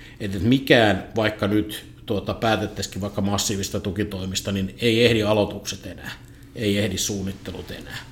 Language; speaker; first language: Finnish; native; Finnish